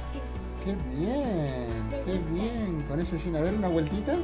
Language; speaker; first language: Spanish; native; Spanish